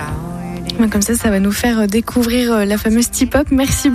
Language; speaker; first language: French; native; French